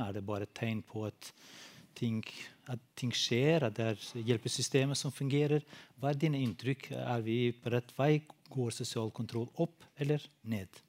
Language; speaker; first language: Norwegian; non-native, fluent; Albanian